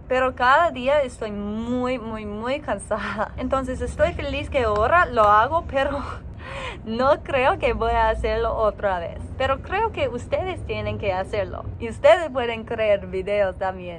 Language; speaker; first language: Spanish; non-native, learner; English